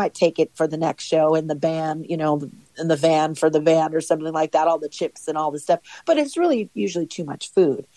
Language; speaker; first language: English; native; English